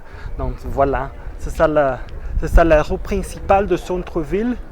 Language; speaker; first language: French; non-native, fluent; Spanish